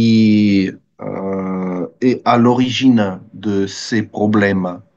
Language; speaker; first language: French; non-native, fluent; Russian